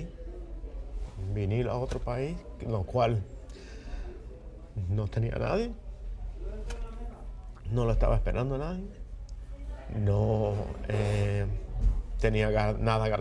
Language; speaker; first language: Spanish; early bilingual, heritage; Spanish